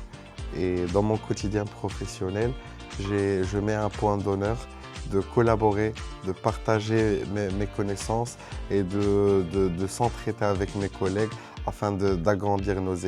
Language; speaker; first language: French; non-native, local second language; Arabic